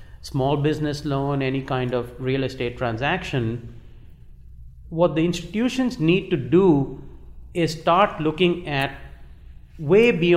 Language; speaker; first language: English; non-native, local second language; Hindi